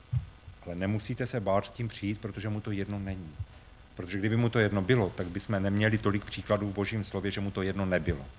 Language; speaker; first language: Czech; native; Czech